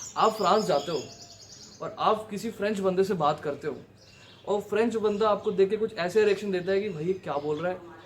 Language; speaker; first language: Hindi; native; Hindi